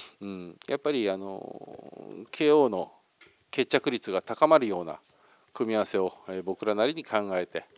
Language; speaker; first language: Japanese; native; Japanese